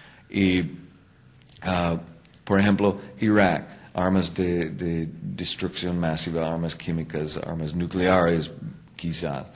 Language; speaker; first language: Spanish; non-native, fluent; English